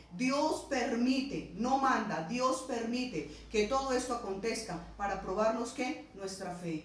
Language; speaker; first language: Spanish; native; Spanish